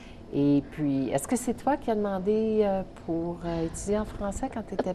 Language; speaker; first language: French; native; French